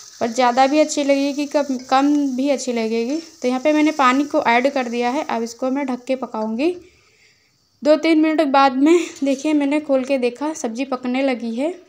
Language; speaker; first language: Hindi; native; Hindi